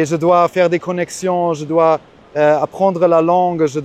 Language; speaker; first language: French; non-native, learner; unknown